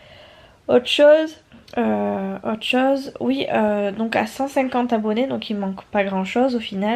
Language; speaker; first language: French; native; French